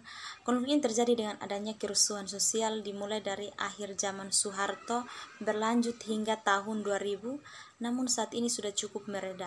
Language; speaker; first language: Indonesian; native; Indonesian